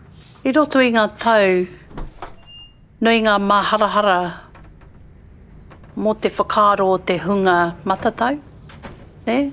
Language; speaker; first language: Māori; non-native, local second language; English